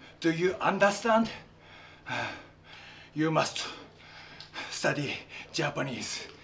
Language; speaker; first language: English; non-native, learner; Japanese